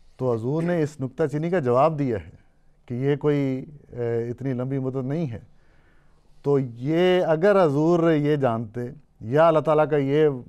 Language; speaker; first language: Urdu; native; Urdu